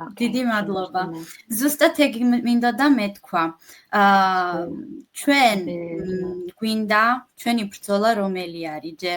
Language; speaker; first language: Georgian; early bilingual, heritage; Georgian